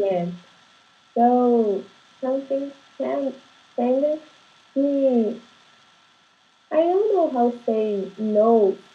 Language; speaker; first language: English; non-native, learner; Portuguese